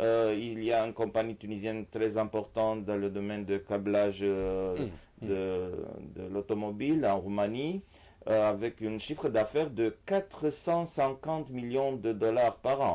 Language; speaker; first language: French; non-native, fluent; Romanian